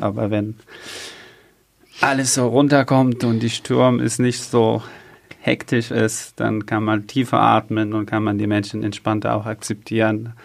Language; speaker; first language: German; early bilingual, other home language; Arabic